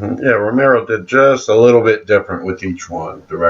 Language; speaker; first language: English; native; English